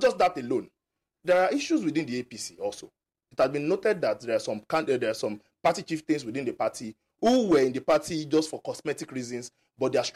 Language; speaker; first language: English; non-native, local second language; Yoruba